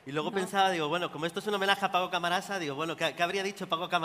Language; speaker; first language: Spanish; native; Spanish